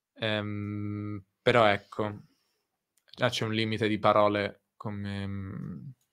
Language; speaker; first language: Italian; native; Italian